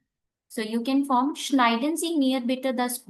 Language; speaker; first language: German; non-native, learner; Hindi